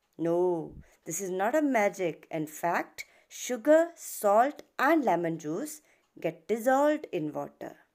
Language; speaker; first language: English; non-native, local second language; Hindi